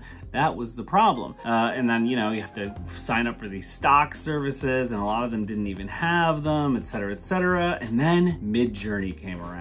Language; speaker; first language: English; native; English